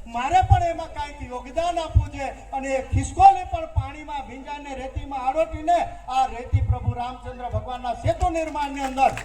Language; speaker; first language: Gujarati; non-native, local second language; Kukna